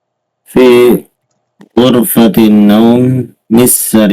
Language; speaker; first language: Arabic; non-native, learner; Indonesian